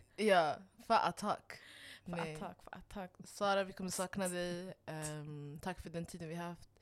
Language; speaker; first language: Swedish; non-native, local second language; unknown